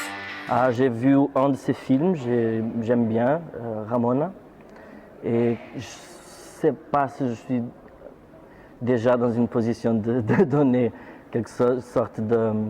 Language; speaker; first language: French; non-native, fluent; Portuguese